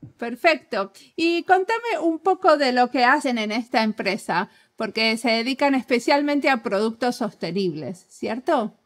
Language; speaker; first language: Spanish; native; Spanish